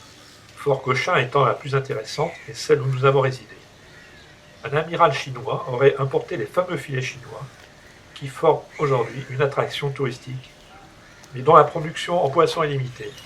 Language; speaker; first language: French; native; French